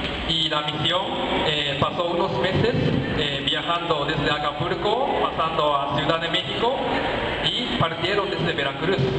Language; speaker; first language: Spanish; non-native, learner; Japanese